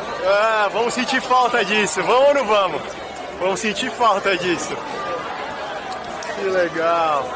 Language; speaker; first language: Portuguese; native; Portuguese